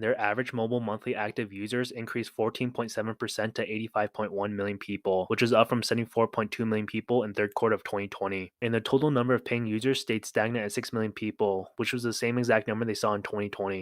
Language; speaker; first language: English; native; English